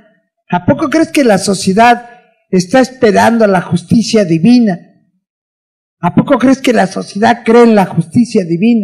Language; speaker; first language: Spanish; native; Spanish